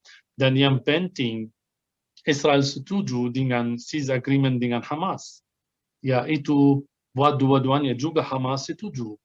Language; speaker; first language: Indonesian; non-native, fluent; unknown